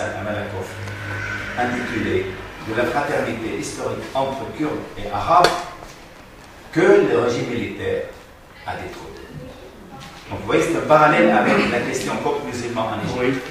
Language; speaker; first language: French; non-native, fluent; Arabic